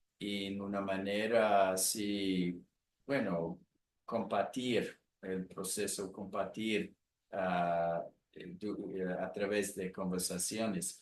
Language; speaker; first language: Spanish; non-native, fluent; English